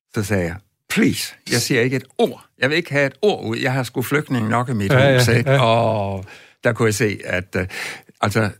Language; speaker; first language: Danish; native; Danish